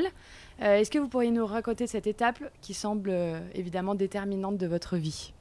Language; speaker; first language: French; native; French